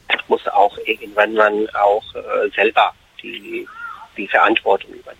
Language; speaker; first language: German; non-native, fluent; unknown